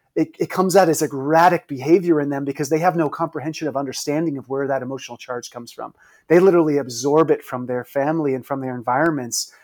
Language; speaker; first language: English; native; English